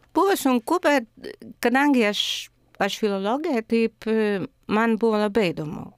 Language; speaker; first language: Lithuanian; non-native, fluent; Spanish